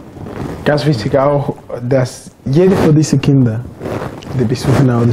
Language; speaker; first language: German; non-native, fluent; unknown